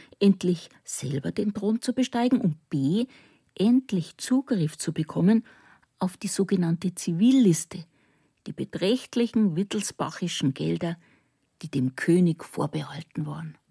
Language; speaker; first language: German; native; German